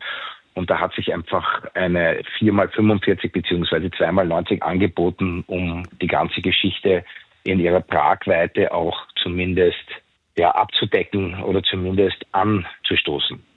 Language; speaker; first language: German; native; German